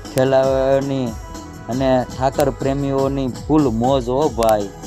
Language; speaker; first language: Gujarati; native; Gujarati